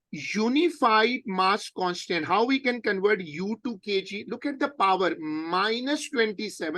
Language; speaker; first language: English; non-native, local second language; Urdu